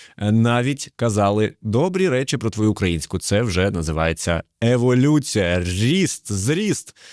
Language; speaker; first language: Ukrainian; native; Ukrainian